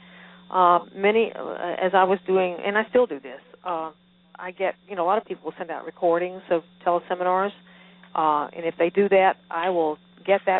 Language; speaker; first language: English; native; English